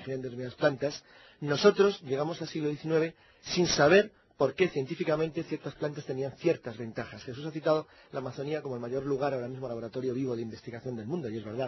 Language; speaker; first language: Spanish; native; Spanish